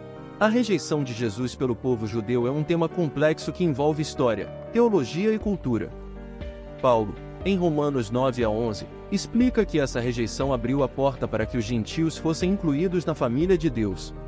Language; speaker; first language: Portuguese; native; Portuguese